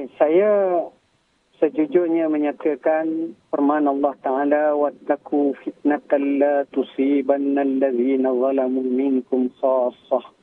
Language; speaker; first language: Malay; native; Malay